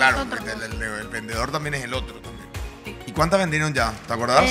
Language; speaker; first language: Spanish; native; Spanish